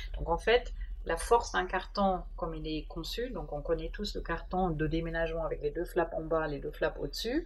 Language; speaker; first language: French; non-native, fluent; German